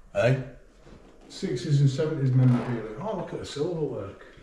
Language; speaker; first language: English; native; English